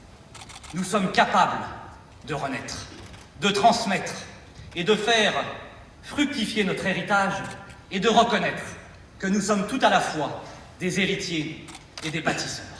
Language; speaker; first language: French; native; French